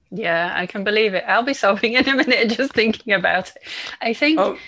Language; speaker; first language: English; native; English